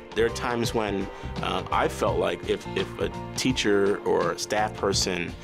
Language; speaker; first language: English; native; English